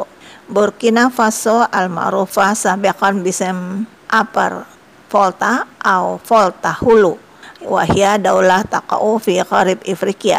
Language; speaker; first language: Arabic; non-native, fluent; Indonesian